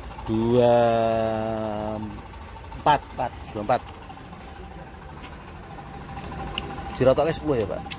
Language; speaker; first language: Indonesian; non-native, local second language; Javanese